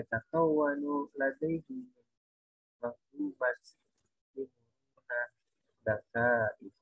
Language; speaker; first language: Arabic; non-native, learner; Indonesian